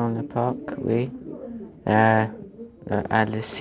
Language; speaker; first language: French; non-native, learner; English